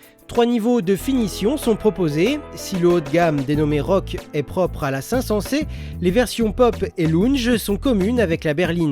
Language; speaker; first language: French; native; French